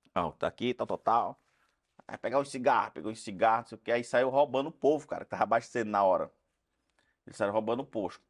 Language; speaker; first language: Portuguese; native; Portuguese